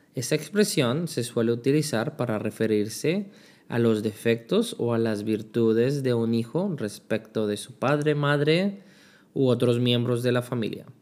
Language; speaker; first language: Spanish; native; Spanish